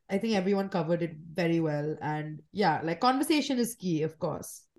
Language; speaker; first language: English; non-native, local second language; Hindi